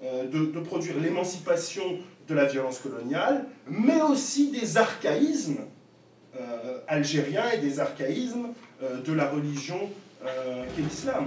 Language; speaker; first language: French; native; French